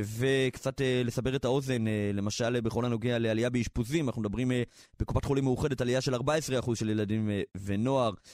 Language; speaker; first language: Hebrew; native; Hebrew